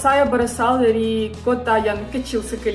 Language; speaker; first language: Indonesian; non-native, learner; Ukrainian